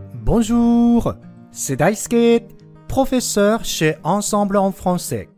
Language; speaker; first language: French; non-native, fluent; Japanese